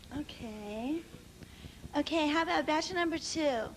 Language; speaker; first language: English; native; English